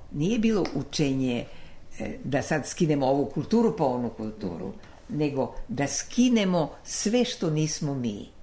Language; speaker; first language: Serbian; non-native, local second language; Slovak